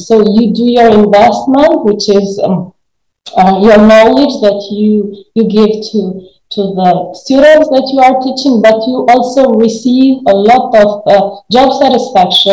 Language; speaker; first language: English; non-native, fluent; Albanian